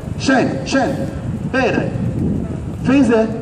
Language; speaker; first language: Swedish; non-native, fluent; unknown